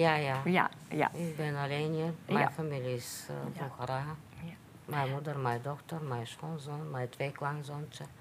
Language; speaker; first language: Dutch; non-native, learner; Bulgarian